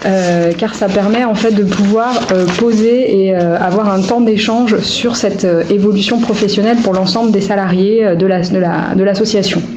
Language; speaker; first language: French; native; French